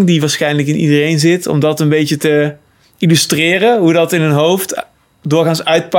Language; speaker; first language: Dutch; native; Dutch